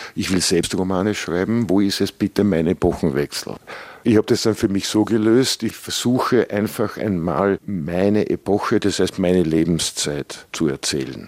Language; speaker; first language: German; native; German